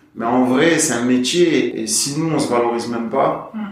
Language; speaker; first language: French; native; French